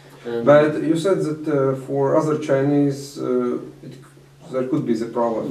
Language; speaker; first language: English; non-native, fluent; Latvian